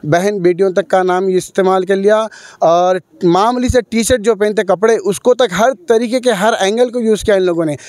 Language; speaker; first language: Hindi; non-native, local second language; Urdu